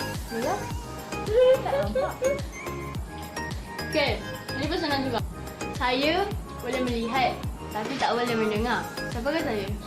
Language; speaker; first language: Malay; native; Malay